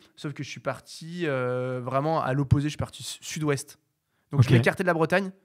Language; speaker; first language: French; native; French